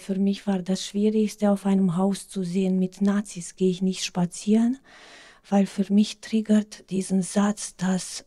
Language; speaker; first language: German; non-native, fluent; Romanian